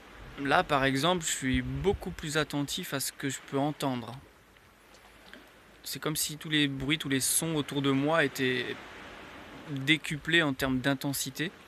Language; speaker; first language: French; native; French